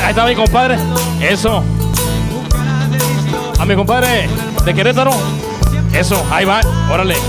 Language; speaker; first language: Spanish; native; Spanish